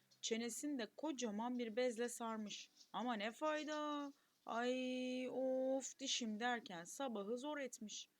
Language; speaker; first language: Turkish; native; Turkish